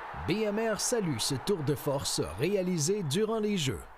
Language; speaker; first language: French; native; French